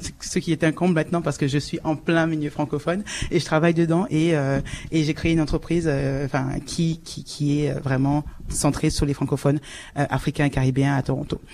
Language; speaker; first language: French; native; French